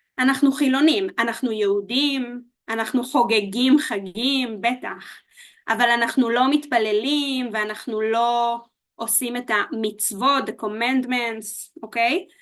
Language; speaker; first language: Hebrew; native; Hebrew